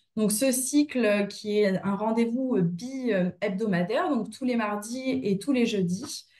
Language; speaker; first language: French; native; French